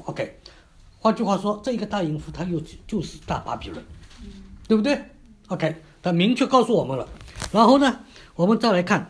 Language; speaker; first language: Chinese; native; Chinese